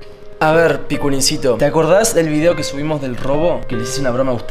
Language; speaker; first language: Spanish; native; Spanish